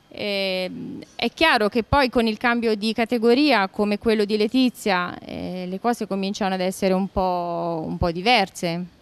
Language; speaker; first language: Italian; native; Italian